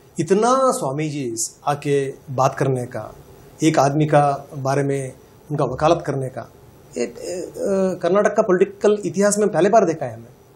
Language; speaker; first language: Hindi; non-native, local second language; Kannada